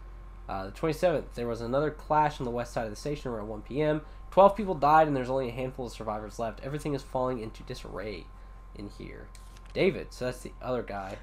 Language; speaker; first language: English; native; English